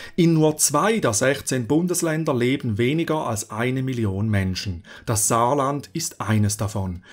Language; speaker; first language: German; native; German